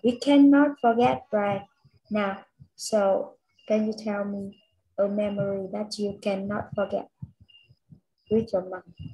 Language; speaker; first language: English; non-native, learner; Vietnamese